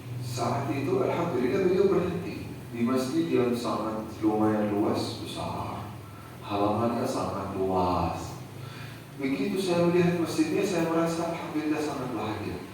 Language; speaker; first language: Indonesian; non-native, fluent; Arabic